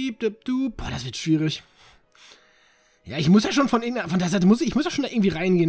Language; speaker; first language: German; native; German